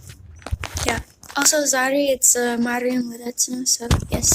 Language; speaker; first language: English; early bilingual, heritage; Amharic